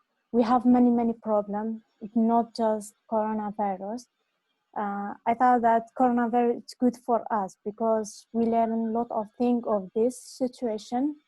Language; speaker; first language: English; non-native, learner; Kurdish